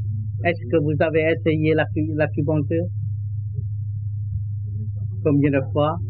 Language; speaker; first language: French; non-native, learner; Vietnamese